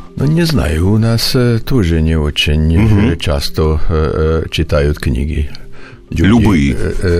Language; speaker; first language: Russian; non-native, learner; Hungarian